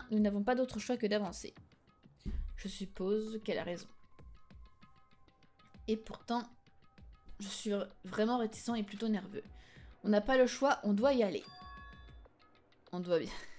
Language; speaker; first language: French; native; French